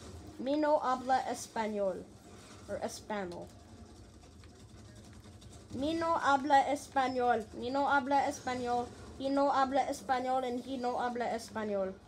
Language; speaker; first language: Spanish; non-native, learner; English